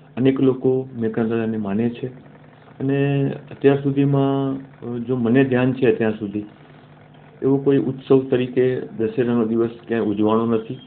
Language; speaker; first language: Gujarati; non-native, local second language; Kachhi